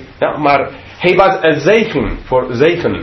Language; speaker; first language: Dutch; non-native, fluent; English